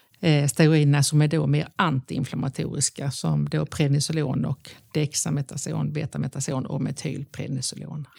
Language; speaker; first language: Swedish; native; Swedish